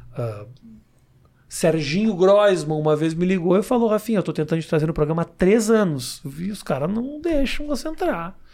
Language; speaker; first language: Portuguese; native; Portuguese